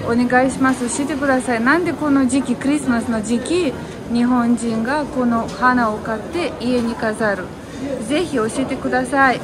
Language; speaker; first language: Japanese; non-native, fluent; Romanian